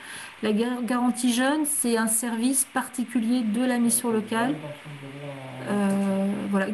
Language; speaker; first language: French; native; French